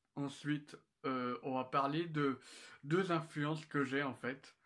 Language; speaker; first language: French; native; French